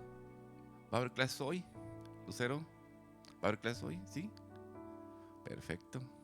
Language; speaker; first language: Spanish; native; Spanish